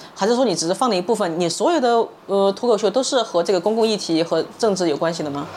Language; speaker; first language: Chinese; native; Chinese